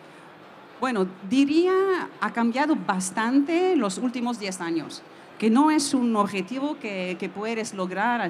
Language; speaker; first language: Spanish; non-native, fluent; French